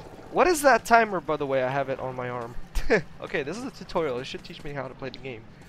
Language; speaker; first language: English; non-native, fluent; Russian